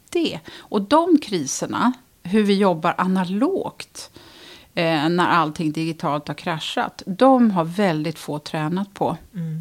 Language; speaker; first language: Swedish; native; Swedish